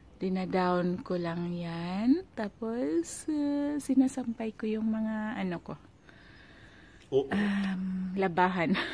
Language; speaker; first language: Filipino; non-native, local second language; Cebuano